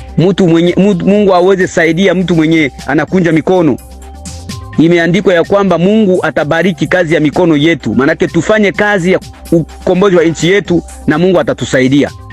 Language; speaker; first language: Swahili; native; Swahili